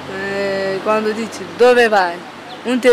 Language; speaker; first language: Italian; non-native, learner; Romanian